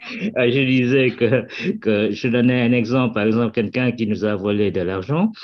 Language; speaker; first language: French; non-native, fluent; Vietnamese